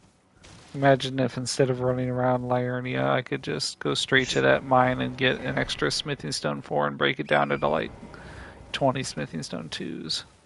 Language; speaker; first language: English; native; English